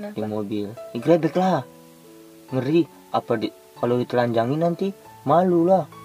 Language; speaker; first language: Indonesian; native; Indonesian